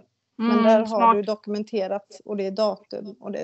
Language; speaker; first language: Swedish; native; Swedish